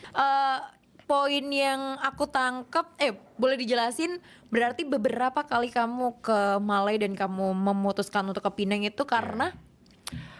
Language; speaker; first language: Indonesian; native; Indonesian